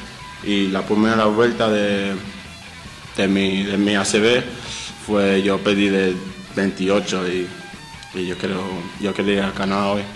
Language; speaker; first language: Spanish; non-native, fluent; English